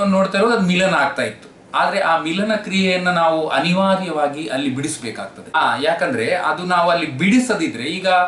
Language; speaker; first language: Kannada; native; Kannada